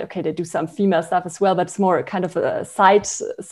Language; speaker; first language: English; non-native, fluent; German